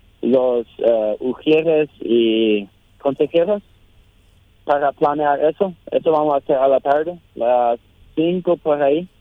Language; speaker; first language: Spanish; non-native, local second language; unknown